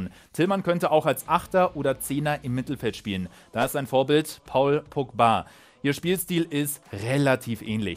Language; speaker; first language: German; native; German